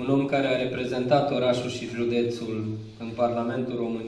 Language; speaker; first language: Romanian; native; Romanian